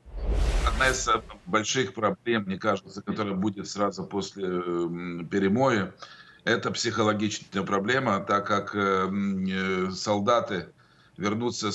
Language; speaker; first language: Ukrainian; non-native, learner; Russian